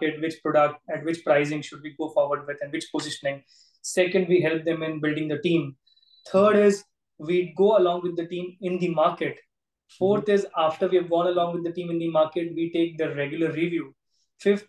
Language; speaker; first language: English; non-native, local second language; Gujarati